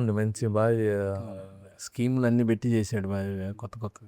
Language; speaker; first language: Telugu; native; Telugu